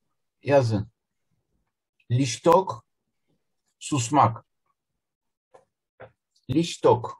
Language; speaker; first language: Hebrew; non-native, fluent; Turkish